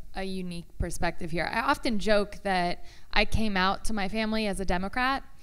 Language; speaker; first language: English; native; English